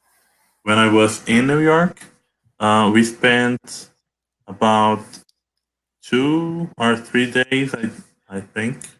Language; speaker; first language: English; non-native, learner; Portuguese